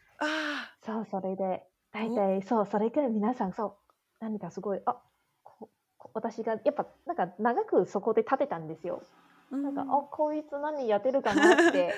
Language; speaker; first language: Japanese; non-native, fluent; Chinese